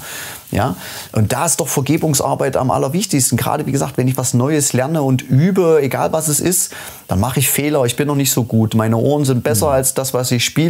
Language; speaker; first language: German; native; German